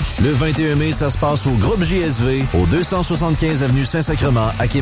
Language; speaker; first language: French; native; French